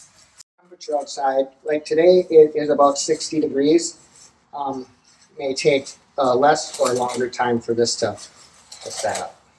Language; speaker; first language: English; native; English